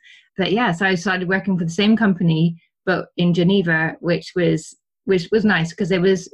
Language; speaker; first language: English; native; English